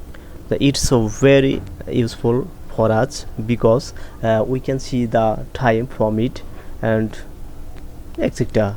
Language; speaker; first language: English; non-native, fluent; Bangla